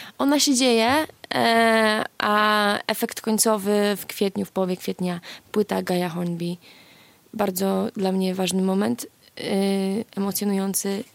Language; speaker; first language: Polish; native; Polish